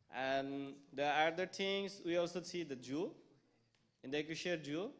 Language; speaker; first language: English; non-native, local second language; Bangla